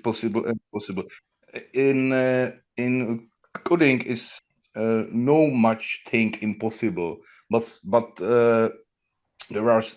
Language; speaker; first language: English; non-native, learner; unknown